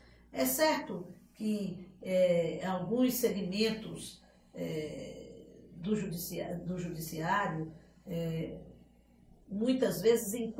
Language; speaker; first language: Portuguese; native; Portuguese